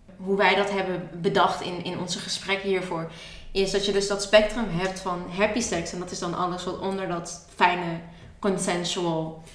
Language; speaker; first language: Dutch; early bilingual, other home language; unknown